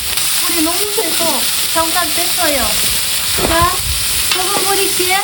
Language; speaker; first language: Korean; non-native, fluent; Ukrainian